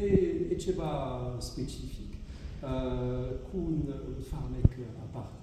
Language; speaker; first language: Romanian; non-native, fluent; French